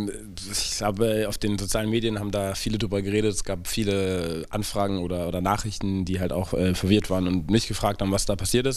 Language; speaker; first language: German; native; German